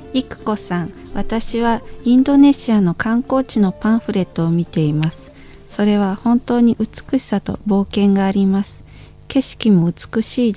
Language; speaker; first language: Japanese; non-native, learner; Indonesian